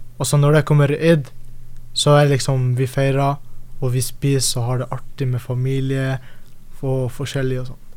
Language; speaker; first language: Norwegian; early bilingual, other home language; Arabic